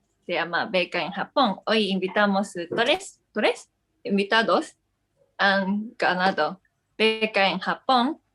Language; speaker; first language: Spanish; non-native, learner; Japanese